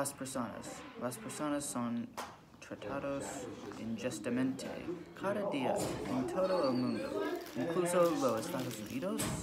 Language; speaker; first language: Spanish; non-native, learner; English